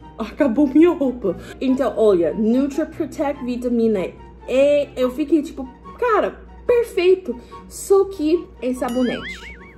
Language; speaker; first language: Portuguese; non-native, fluent; English